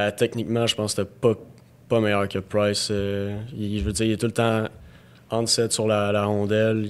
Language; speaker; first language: French; native; French